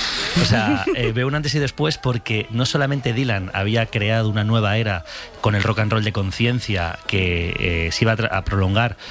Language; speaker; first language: Spanish; native; Spanish